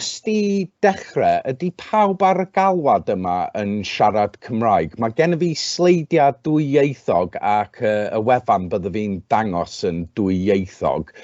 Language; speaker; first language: Welsh; non-native, local second language; English